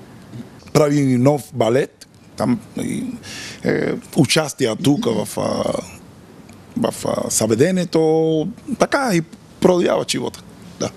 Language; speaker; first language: Bulgarian; non-native, learner; Spanish